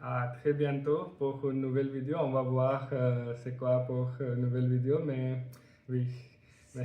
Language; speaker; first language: French; non-native, learner; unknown